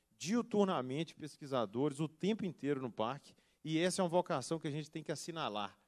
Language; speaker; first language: Portuguese; native; Portuguese